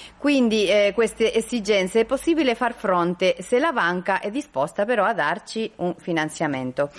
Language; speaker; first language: Italian; non-native, fluent; Spanish